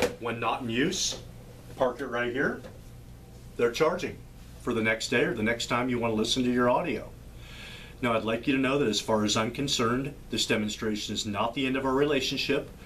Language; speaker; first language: English; native; English